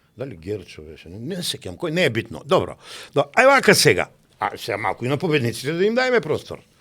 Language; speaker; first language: Macedonian; native; Macedonian